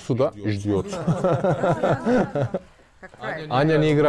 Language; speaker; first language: Russian; non-native, learner; Turkish